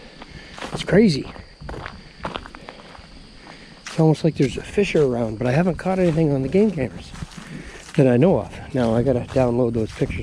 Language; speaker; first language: English; native; English